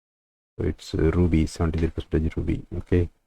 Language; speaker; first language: English; non-native, local second language; Tamil